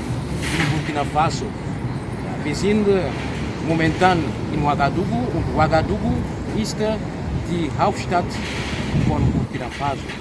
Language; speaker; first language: German; non-native, fluent; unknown